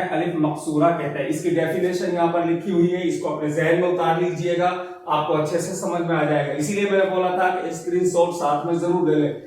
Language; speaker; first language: Urdu; native; Urdu